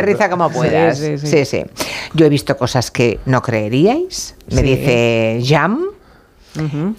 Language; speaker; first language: Spanish; native; Spanish